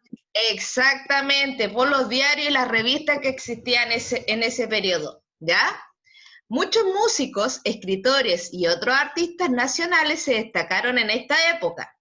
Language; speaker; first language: Spanish; native; Spanish